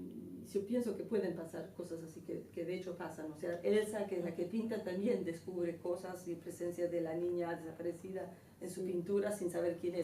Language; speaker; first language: Spanish; native; Spanish